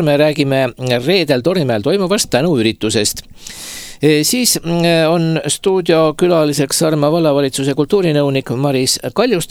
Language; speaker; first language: Estonian; native; Estonian